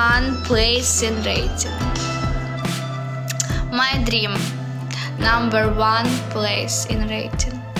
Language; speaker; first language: English; non-native, learner; Russian